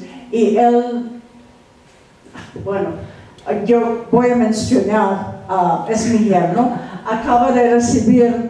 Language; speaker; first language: Spanish; non-native, fluent; English